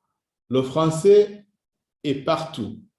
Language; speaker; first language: French; non-native, local second language; Kinyarwanda